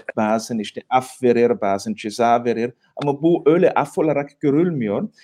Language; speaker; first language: Turkish; non-native, fluent; German